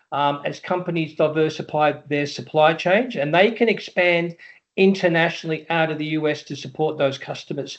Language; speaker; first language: English; native; English